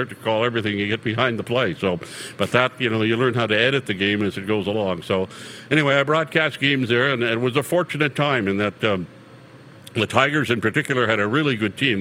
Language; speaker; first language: English; native; English